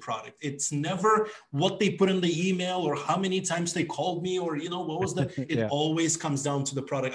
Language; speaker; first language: English; non-native, fluent; Ukrainian